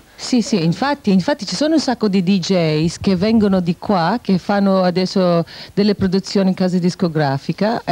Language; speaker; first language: Italian; non-native, fluent; Filipino